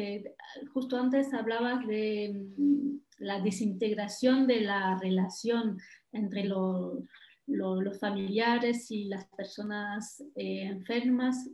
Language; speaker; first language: Spanish; non-native, fluent; French